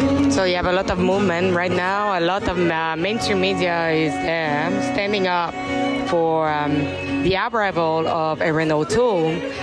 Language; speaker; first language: English; non-native, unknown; French